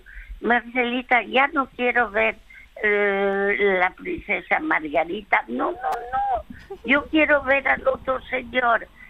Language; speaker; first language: Spanish; early bilingual, other home language; French